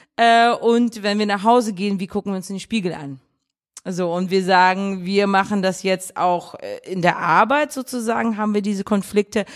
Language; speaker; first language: German; early bilingual, other home language; Russian